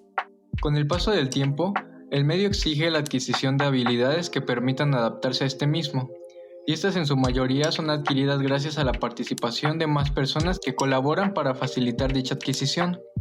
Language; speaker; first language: Spanish; native; Spanish